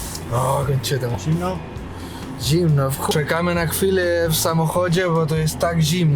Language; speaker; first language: Polish; non-native, learner; Spanish